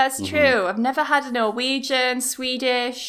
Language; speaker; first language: English; native; English